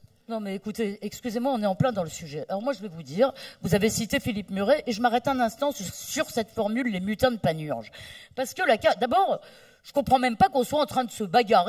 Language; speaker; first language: French; native; French